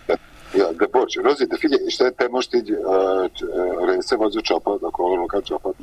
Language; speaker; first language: Hungarian; non-native, fluent; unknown